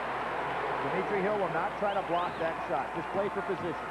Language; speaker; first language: English; native; English